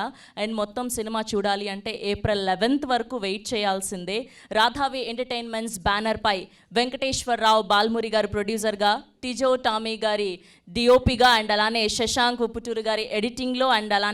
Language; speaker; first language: Telugu; native; Telugu